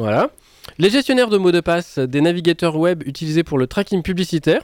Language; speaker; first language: French; native; French